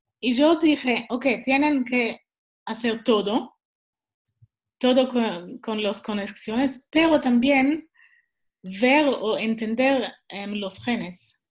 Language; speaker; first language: Spanish; non-native, learner; Swiss German